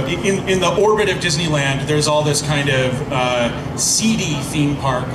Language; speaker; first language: English; native; English